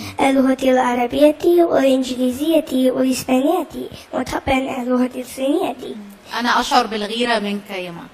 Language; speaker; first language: Arabic; non-native, learner; Indonesian